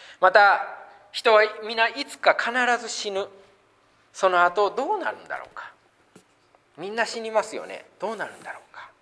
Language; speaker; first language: Japanese; native; Japanese